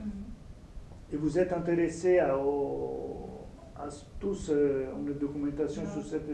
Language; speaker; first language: French; non-native, fluent; Italian